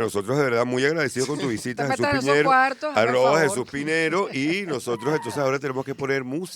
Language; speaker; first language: Spanish; native; Spanish